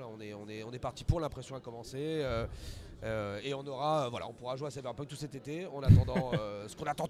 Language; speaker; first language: French; native; French